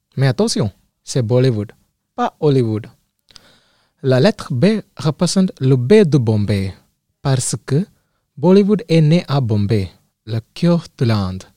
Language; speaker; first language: French; non-native, learner; Malayalam